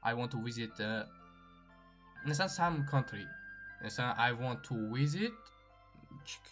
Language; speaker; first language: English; non-native, fluent; Tajik